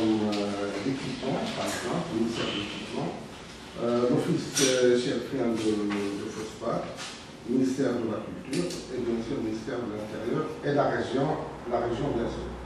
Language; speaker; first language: French; non-native, local second language; Arabic